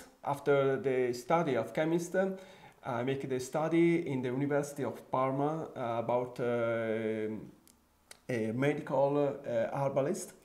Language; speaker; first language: English; non-native, fluent; Italian